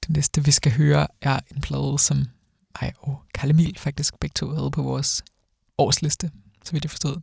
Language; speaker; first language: Danish; native; Danish